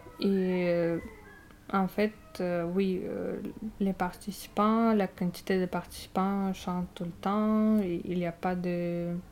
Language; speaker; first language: French; non-native, fluent; Russian